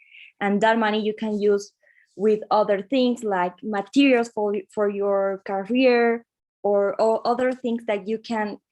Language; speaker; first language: English; non-native, learner; Spanish